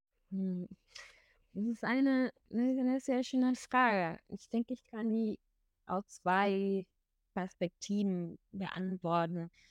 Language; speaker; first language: German; non-native, fluent; Spanish